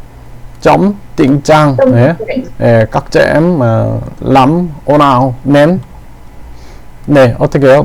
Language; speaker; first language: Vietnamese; non-native, learner; Korean